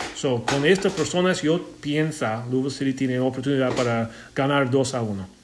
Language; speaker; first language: Spanish; non-native, learner; English